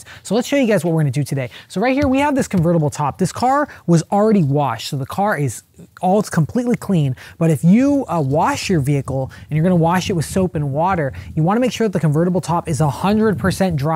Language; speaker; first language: English; native; English